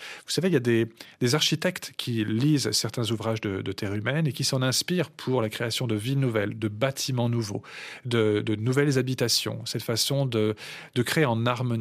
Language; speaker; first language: French; native; French